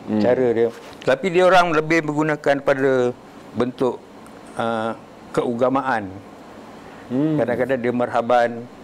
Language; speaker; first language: Malay; native; Malay